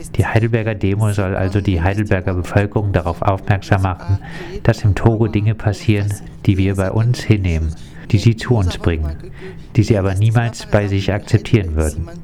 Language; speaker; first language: German; non-native, fluent; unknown